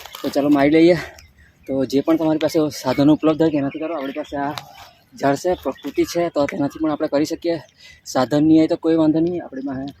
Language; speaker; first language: Gujarati; non-native, local second language; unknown